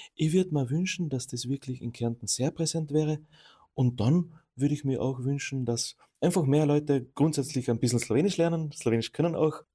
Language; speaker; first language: German; non-native, local second language; Slovenian